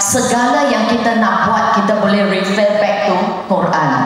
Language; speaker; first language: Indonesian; non-native, local second language; Chinese